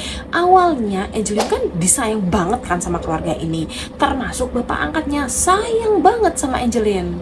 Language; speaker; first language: Indonesian; native; Indonesian